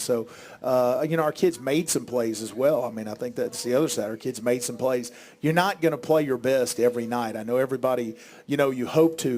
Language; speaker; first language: English; native; English